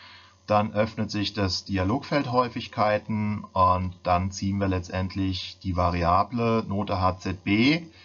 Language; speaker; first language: German; native; German